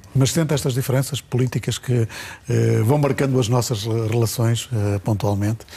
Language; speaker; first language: Portuguese; native; Portuguese